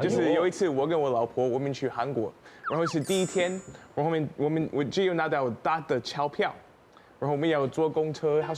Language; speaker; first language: Chinese; non-native, fluent; English